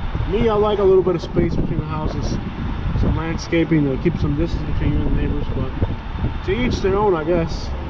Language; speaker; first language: English; native; English